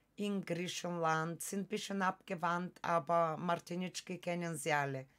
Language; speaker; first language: German; non-native, fluent; Bulgarian